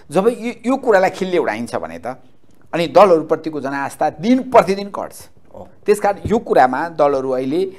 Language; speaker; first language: Nepali; native; Nepali